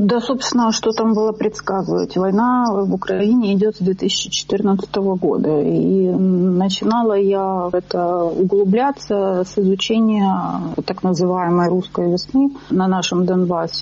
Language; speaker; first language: Russian; native; Russian